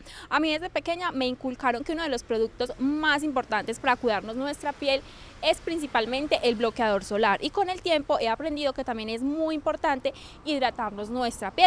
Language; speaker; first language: Spanish; native; Spanish